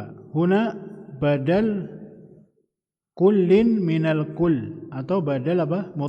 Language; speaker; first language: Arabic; non-native, fluent; Indonesian